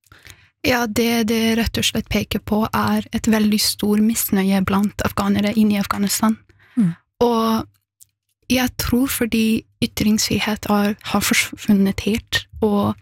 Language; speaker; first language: Norwegian; early bilingual, other home language; Persian